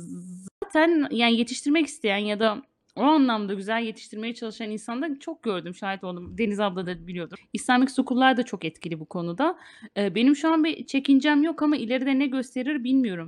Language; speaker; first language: Turkish; native; Turkish